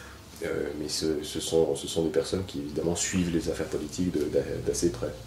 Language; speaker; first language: French; native; French